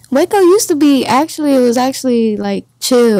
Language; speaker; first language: English; native; English